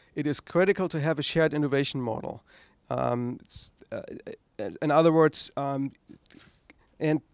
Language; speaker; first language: English; non-native, fluent; German